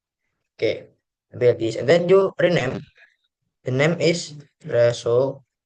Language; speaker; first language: English; non-native, learner; Indonesian